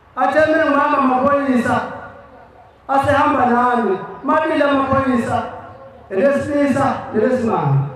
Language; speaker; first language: Zulu; native; Zulu